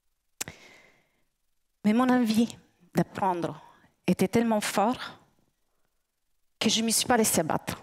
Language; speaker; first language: French; native; French